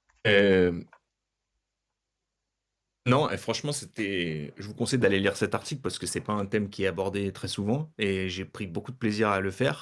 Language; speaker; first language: French; native; French